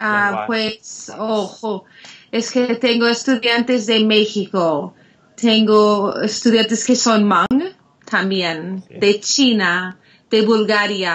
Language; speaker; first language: Spanish; non-native, fluent; English